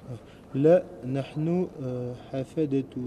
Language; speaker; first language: Arabic; non-native, learner; French